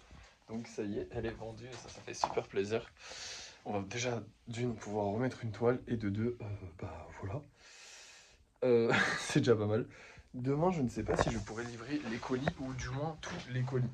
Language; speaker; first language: French; native; French